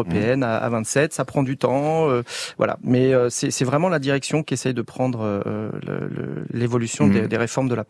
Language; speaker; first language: French; native; French